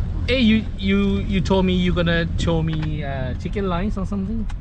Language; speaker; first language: English; non-native, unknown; Thai